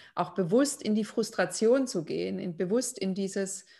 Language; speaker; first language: German; non-native, fluent; Lithuanian